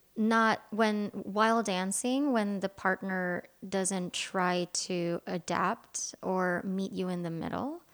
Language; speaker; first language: English; non-native, local second language; Filipino